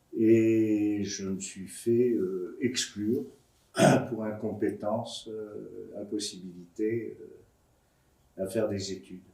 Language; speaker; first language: French; native; French